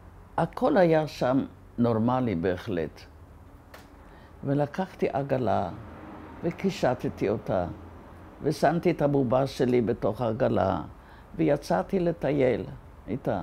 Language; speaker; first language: Hebrew; non-native, fluent; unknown